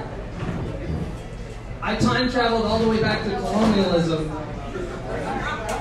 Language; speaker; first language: English; native; English